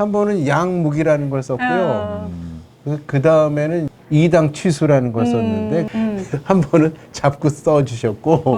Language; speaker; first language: Korean; native; Korean